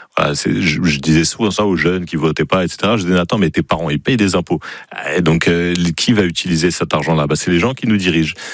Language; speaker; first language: French; native; French